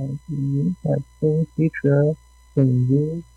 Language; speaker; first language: English; non-native, learner; Chinese